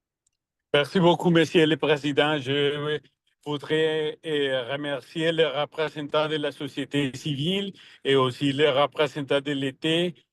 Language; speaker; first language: French; non-native, learner; Spanish